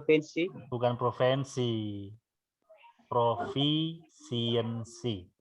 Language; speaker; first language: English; non-native, fluent; Indonesian